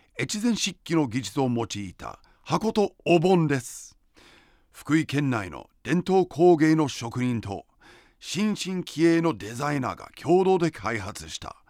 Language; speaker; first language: Japanese; non-native, fluent; English